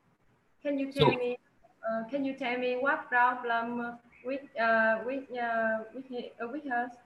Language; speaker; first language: English; non-native, learner; Vietnamese